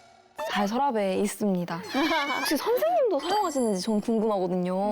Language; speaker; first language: Korean; native; Korean